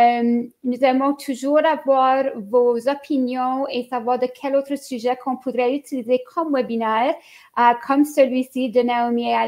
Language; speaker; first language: French; native; French